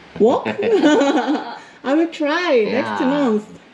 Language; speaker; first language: English; non-native, learner; Korean